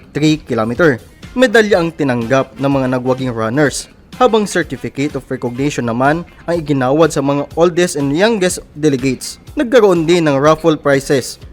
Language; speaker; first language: Filipino; non-native, local second language; Cebuano